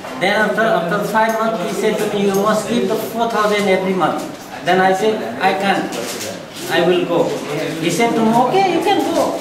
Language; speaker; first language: English; non-native, learner; Nepali